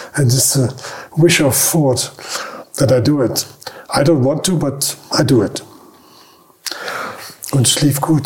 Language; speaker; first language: English; non-native, fluent; German